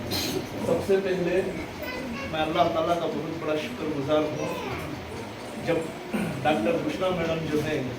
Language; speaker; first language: Urdu; native; Urdu